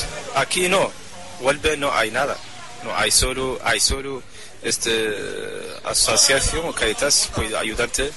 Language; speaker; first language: Spanish; non-native, learner; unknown